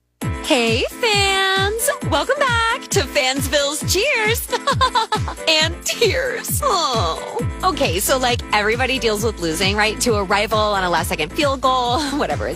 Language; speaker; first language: English; native; English